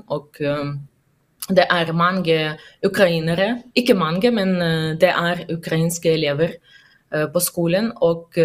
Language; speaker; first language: Norwegian; non-native, learner; Russian